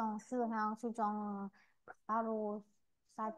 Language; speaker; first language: Korean; non-native, learner; Vietnamese